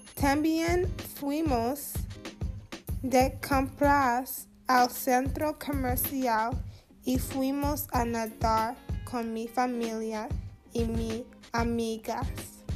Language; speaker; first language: Spanish; non-native, learner; English